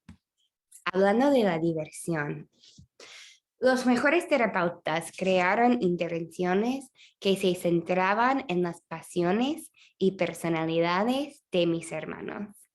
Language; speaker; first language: Spanish; non-native, fluent; English